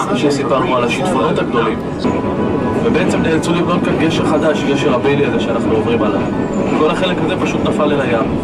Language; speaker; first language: Hebrew; native; Hebrew